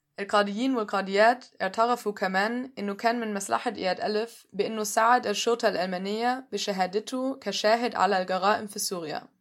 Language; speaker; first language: Arabic; native; Arabic